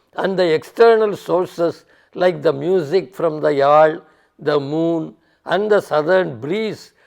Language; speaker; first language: English; non-native, local second language; Tamil